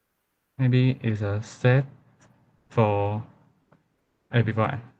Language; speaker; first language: English; non-native, learner; Chinese